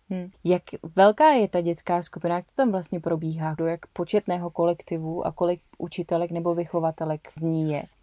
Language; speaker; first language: Czech; native; Czech